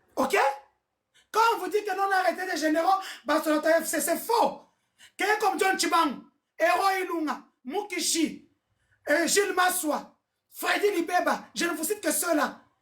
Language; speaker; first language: French; non-native, local second language; Lingala